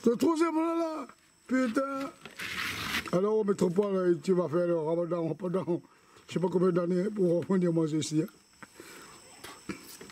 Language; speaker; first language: French; non-native, local second language; Hmong